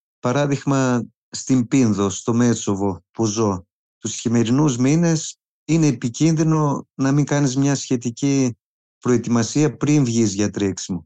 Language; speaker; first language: Greek; native; Greek